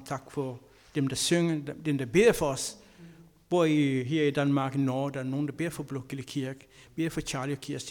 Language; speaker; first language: Danish; non-native, learner; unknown